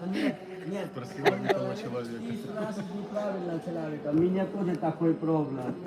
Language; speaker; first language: Russian; non-native, learner; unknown